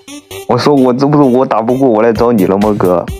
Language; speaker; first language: Chinese; native; Chinese